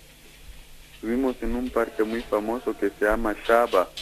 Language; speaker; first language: Spanish; non-native, fluent; Kikuyu